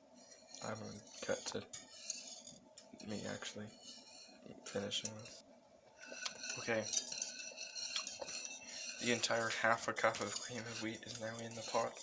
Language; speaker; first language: English; native; English